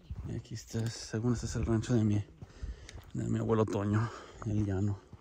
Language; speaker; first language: Spanish; early bilingual, heritage; Spanish